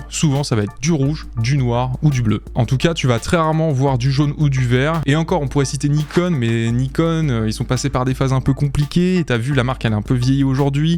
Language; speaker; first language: French; native; French